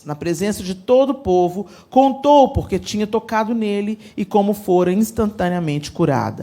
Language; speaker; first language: Portuguese; native; Portuguese